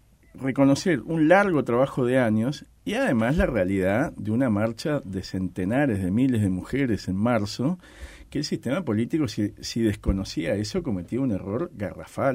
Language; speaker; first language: Spanish; native; Spanish